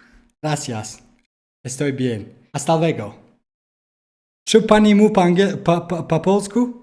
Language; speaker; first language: Spanish; non-native, learner; Tajik